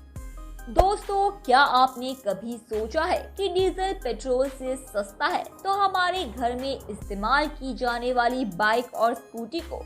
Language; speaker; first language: Hindi; native; Hindi